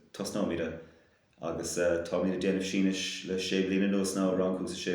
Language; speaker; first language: Irish; non-native, local second language; English